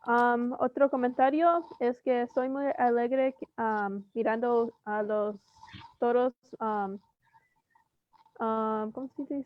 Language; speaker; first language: Spanish; early bilingual, heritage; Spanish